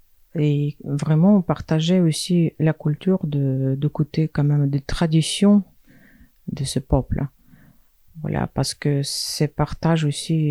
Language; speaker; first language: French; non-native, fluent; Russian